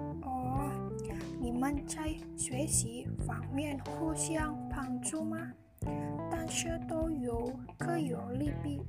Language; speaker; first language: Chinese; non-native, learner; Indonesian